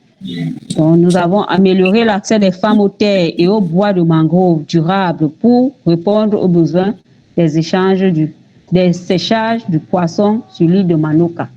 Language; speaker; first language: French; native; French